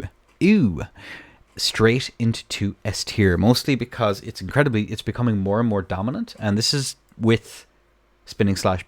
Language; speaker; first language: English; native; English